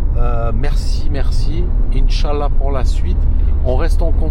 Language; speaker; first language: French; native; French